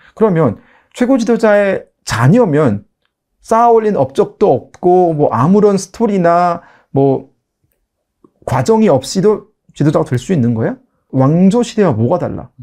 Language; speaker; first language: Korean; native; Korean